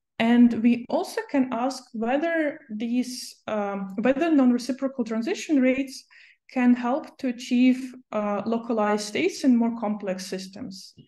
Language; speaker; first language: English; non-native, fluent; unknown